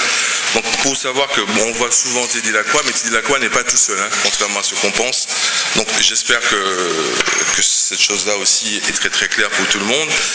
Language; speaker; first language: French; native; French